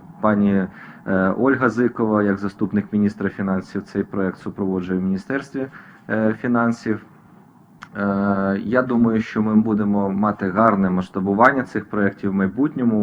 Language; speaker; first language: Ukrainian; native; Ukrainian